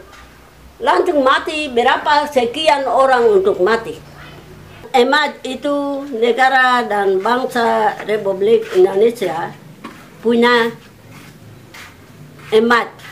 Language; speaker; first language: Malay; non-native, local second language; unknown